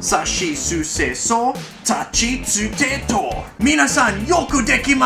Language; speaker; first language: Japanese; non-native, learner; English